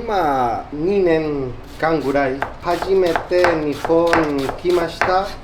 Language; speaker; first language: Japanese; non-native, learner; Spanish